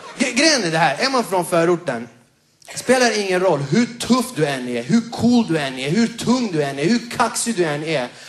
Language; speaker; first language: Swedish; early bilingual, other home language; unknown